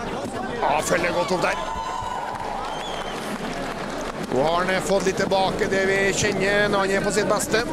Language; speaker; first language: Norwegian; native; Norwegian